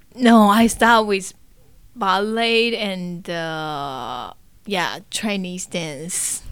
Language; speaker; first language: English; non-native, learner; Chinese